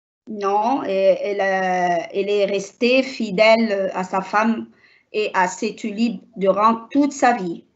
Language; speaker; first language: French; non-native, learner; Arabic